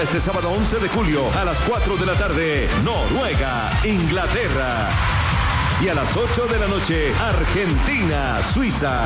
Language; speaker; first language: Spanish; native; Spanish